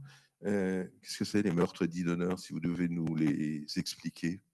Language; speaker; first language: French; native; French